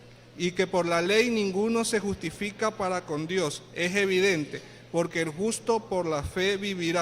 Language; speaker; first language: Spanish; native; Spanish